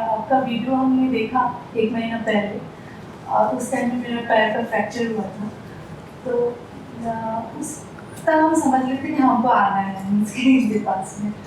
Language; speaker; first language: Hindi; non-native, local second language; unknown